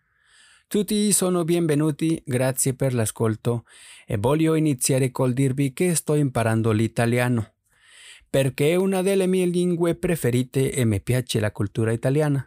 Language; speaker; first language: Italian; non-native, learner; Spanish